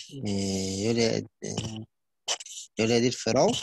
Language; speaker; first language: German; non-native, learner; Arabic